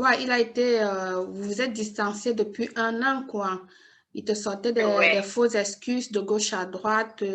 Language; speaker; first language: French; native; French